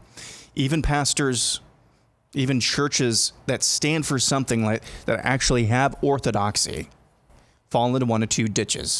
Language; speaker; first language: English; native; English